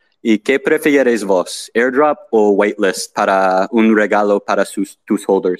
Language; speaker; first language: Spanish; non-native, learner; English